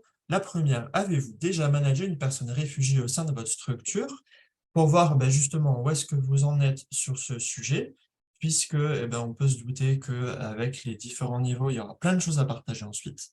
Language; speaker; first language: French; native; French